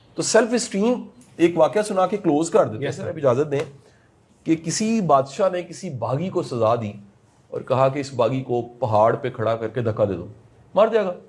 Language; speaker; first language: Urdu; non-native, local second language; Punjabi